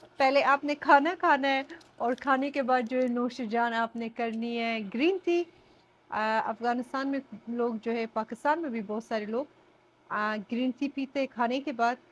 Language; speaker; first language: Urdu; non-native, fluent; Persian